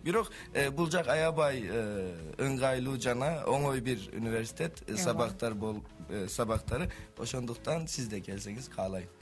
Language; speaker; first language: Kyrgyz; non-native, learner; Turkish